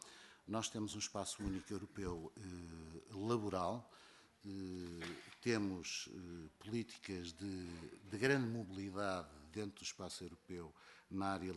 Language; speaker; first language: Portuguese; native; Portuguese